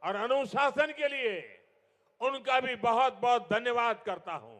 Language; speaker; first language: Hindi; non-native, local second language; Gujarati